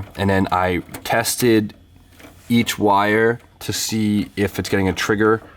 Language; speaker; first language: English; native; English